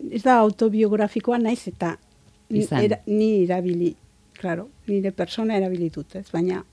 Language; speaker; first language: Basque; non-native, local second language; Spanish